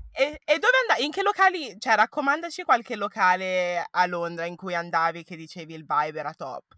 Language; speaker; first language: Italian; early bilingual, other home language; English